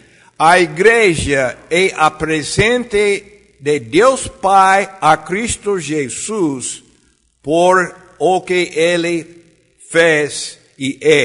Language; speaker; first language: Portuguese; non-native, fluent; Spanish